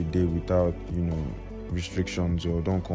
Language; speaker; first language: English; non-native, local second language; Igbo